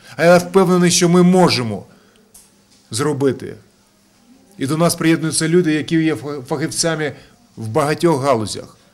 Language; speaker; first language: Ukrainian; non-native, local second language; Russian